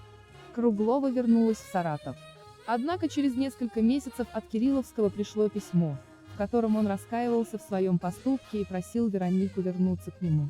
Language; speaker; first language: Russian; native; Russian